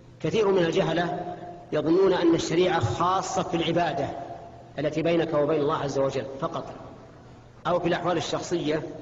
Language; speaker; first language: Arabic; native; Arabic